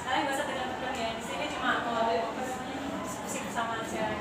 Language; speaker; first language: Indonesian; native; Indonesian